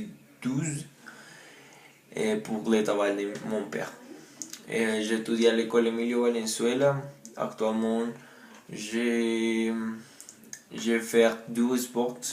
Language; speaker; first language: French; non-native, learner; Spanish